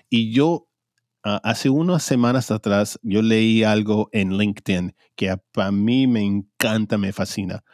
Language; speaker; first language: Spanish; early bilingual, heritage; Spanish